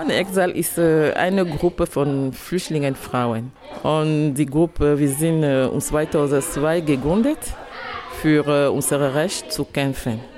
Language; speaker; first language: German; non-native, learner; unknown